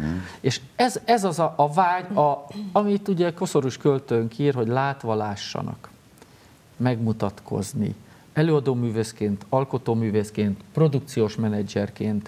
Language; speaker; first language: Hungarian; native; Hungarian